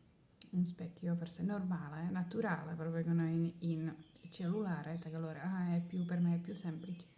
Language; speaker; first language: Italian; non-native, learner; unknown